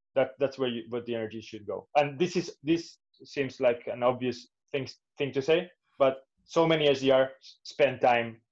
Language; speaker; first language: English; non-native, fluent; Spanish